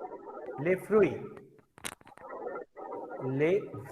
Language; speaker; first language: French; non-native, fluent; Hindi